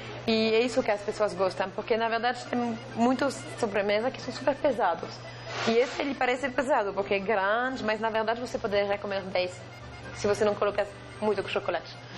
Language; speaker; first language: Portuguese; non-native, fluent; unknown